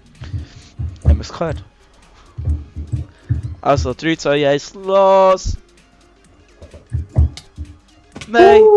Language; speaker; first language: German; native; German